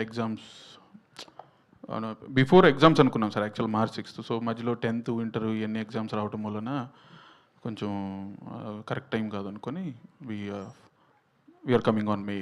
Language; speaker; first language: Telugu; native; Telugu